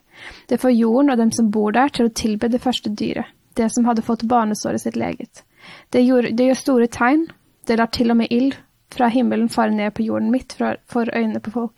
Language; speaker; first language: Norwegian; native; Norwegian